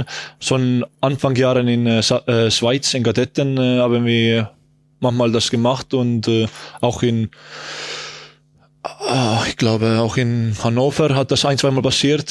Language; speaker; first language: German; non-native, learner; Estonian